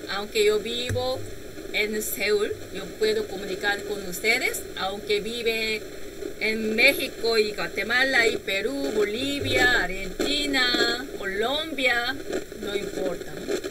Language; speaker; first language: Spanish; non-native, learner; Korean